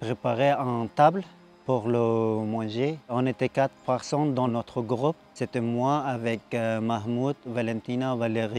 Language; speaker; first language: French; non-native, learner; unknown